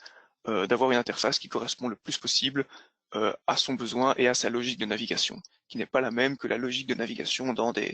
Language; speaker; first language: French; native; French